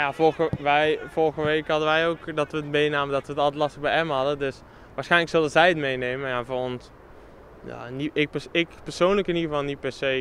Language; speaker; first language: Dutch; native; Dutch